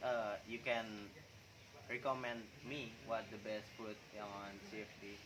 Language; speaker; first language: English; non-native, learner; Indonesian